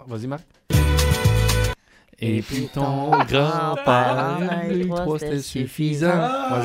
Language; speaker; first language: French; native; French